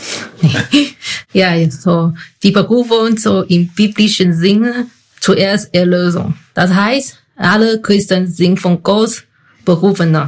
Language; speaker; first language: German; non-native, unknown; Chinese